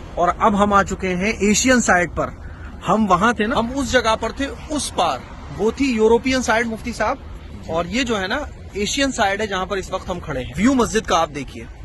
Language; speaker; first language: Urdu; native; Urdu